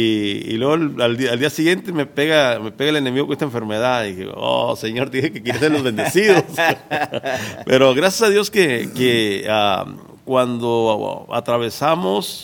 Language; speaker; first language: Spanish; native; Spanish